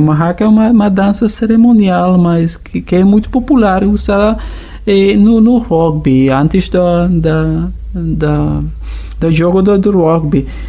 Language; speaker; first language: Portuguese; non-native, fluent; Spanish